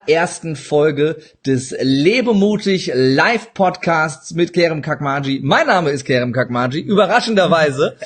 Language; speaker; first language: German; early bilingual, other home language; Turkish